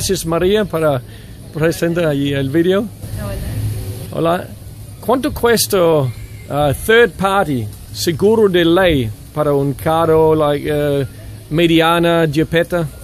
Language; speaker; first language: Spanish; non-native, learner; English